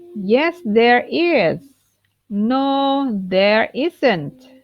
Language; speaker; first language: English; non-native, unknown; Indonesian